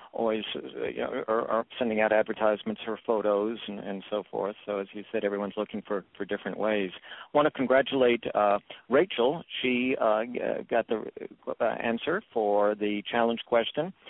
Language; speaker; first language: English; native; English